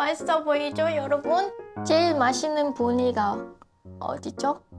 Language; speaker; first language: Korean; non-native, fluent; Lao